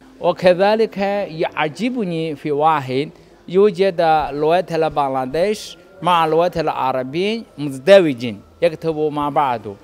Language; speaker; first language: Arabic; non-native, fluent; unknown